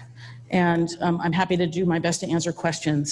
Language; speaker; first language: English; native; English